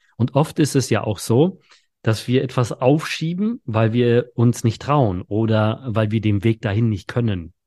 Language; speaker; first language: German; early bilingual, other home language; Polish